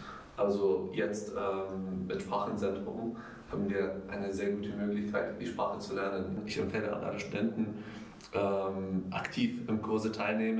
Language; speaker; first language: German; non-native, fluent; Arabic